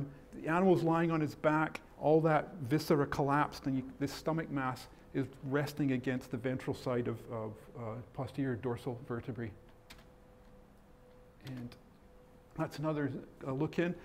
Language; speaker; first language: English; native; English